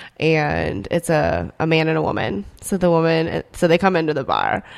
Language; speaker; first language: English; early bilingual, other home language; Korean